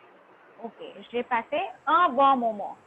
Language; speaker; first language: French; non-native, fluent; Hindi